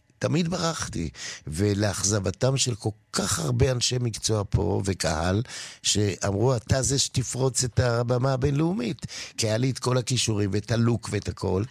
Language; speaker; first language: Hebrew; native; Hebrew